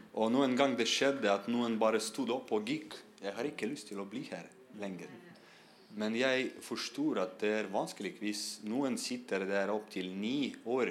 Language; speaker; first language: Norwegian; non-native, learner; Russian